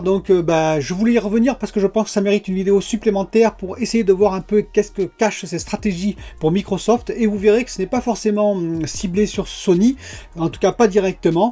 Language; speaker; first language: French; native; French